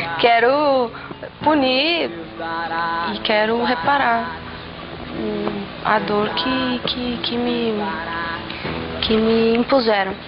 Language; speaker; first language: Portuguese; native; Portuguese